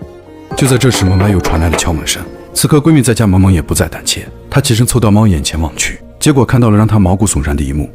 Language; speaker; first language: Chinese; native; Chinese